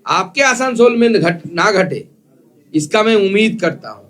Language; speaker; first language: Hindi; non-native, local second language; Bangla